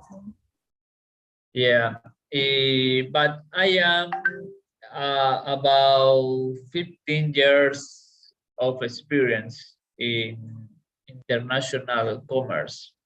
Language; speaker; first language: English; non-native, learner; Spanish